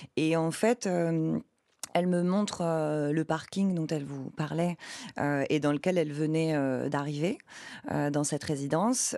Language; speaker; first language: French; native; French